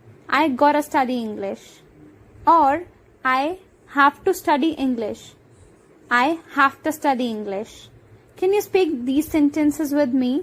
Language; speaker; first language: English; non-native, local second language; Hindi